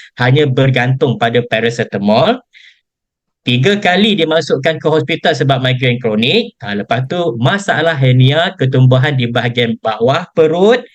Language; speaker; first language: Malay; native; Malay